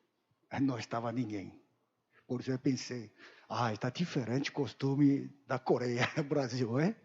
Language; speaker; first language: Portuguese; non-native, learner; Korean